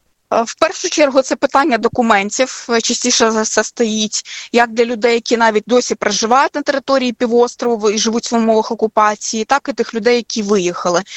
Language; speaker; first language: Ukrainian; native; Ukrainian